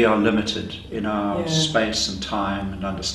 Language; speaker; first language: English; native; English